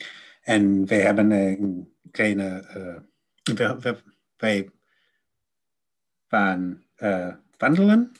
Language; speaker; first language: Dutch; non-native, learner; German